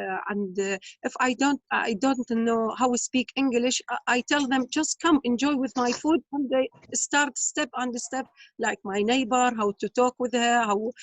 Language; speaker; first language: English; non-native, learner; Arabic